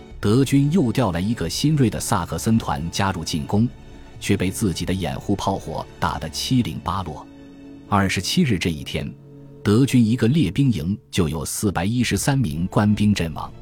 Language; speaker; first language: Chinese; native; Chinese